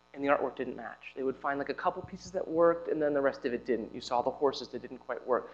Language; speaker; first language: English; native; English